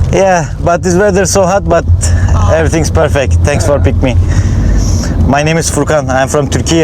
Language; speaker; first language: English; non-native, learner; Turkish